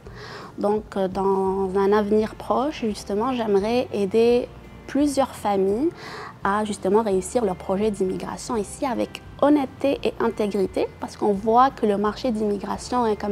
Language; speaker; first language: French; non-native, local second language; Arabic